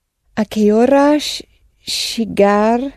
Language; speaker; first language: Portuguese; non-native, learner; English